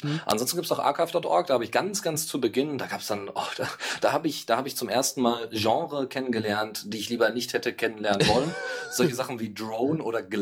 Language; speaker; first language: German; native; German